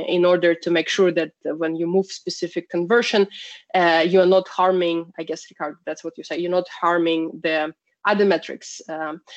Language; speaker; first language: English; non-native, fluent; Russian